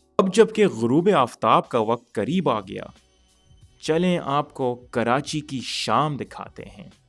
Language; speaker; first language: Urdu; early bilingual, heritage; Urdu